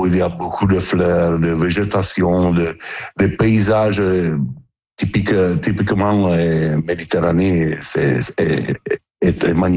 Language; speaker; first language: French; non-native, learner; Italian